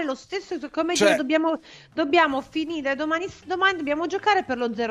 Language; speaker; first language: Italian; native; Italian